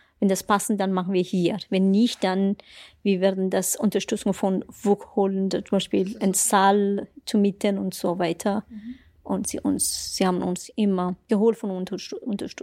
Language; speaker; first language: German; non-native, fluent; Persian